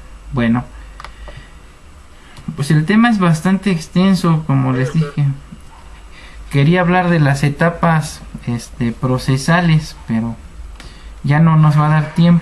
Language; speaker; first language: Spanish; native; Spanish